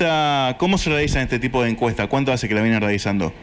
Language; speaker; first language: Spanish; native; Spanish